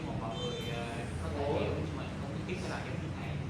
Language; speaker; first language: Vietnamese; native; Vietnamese